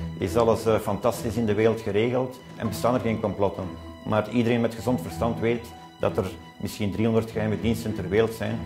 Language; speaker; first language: Dutch; native; Dutch